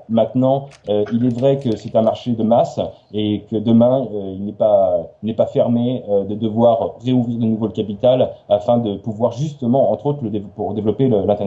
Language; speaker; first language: French; native; French